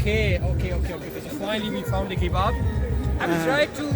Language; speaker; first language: English; non-native, learner; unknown